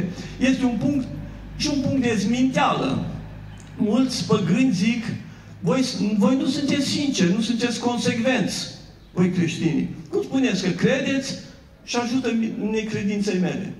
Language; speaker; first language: Romanian; native; Romanian